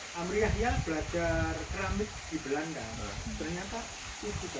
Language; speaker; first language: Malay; non-native, local second language; Javanese